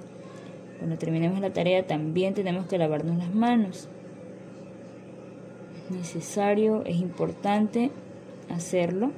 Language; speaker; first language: Spanish; native; Spanish